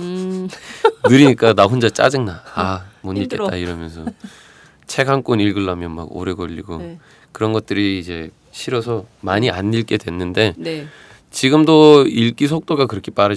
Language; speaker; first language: Korean; non-native, fluent; Turkish